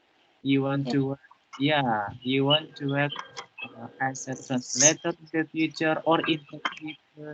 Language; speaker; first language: English; non-native, fluent; Indonesian